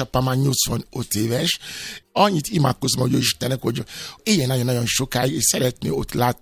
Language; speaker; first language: Hungarian; non-native, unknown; Yoruba